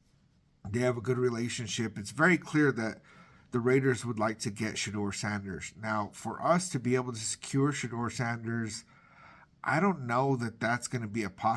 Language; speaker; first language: English; native; English